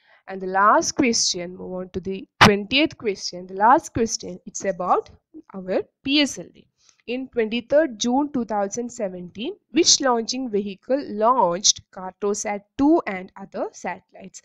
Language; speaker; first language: English; non-native, local second language; Malayalam